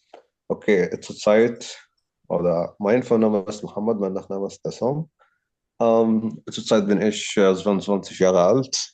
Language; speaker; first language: German; non-native, learner; Arabic